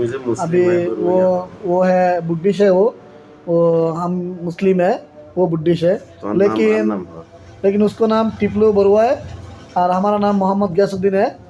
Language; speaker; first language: Hindi; non-native, fluent; Bangla